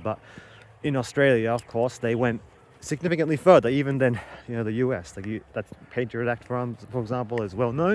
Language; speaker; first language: English; native; English